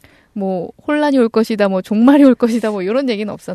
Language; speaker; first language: Korean; native; Korean